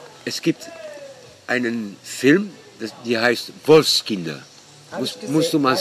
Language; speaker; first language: German; non-native, fluent; Dutch